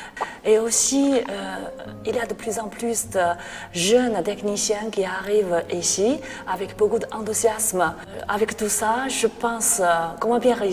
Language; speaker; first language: French; non-native, fluent; Chinese